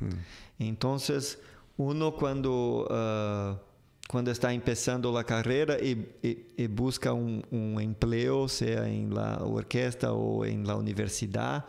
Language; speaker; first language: Spanish; non-native, fluent; Portuguese